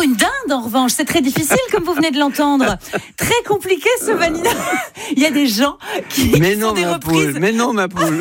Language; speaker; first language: French; native; French